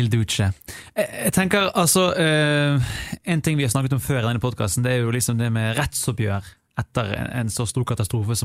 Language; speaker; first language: Norwegian; native; Norwegian